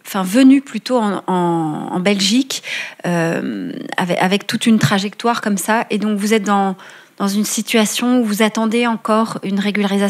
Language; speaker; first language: French; native; French